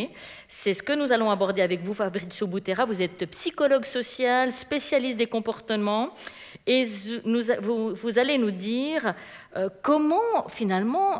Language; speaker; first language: French; native; French